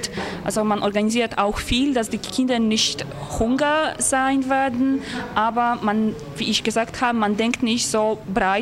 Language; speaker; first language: German; non-native, fluent; Polish